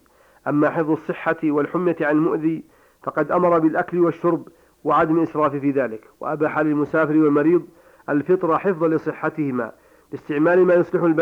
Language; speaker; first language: Arabic; native; Arabic